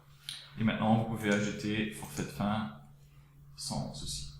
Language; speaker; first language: French; non-native, local second language; Dutch